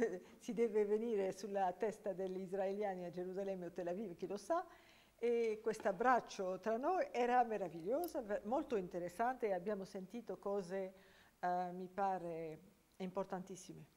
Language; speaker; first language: Italian; non-native, fluent; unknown